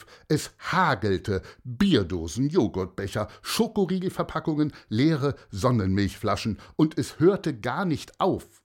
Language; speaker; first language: German; native; German